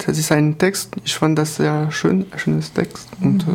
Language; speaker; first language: German; non-native, fluent; French